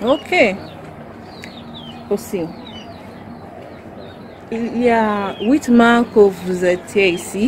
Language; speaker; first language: French; non-native, learner; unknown